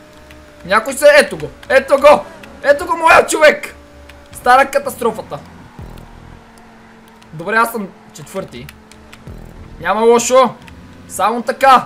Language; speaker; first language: Bulgarian; native; Bulgarian